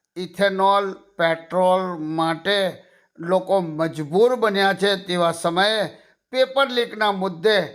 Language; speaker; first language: Gujarati; native; Gujarati